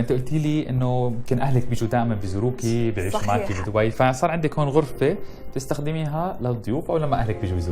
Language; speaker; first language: Arabic; native; Arabic